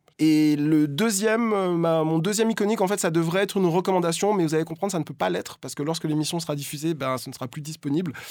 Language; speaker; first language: French; native; French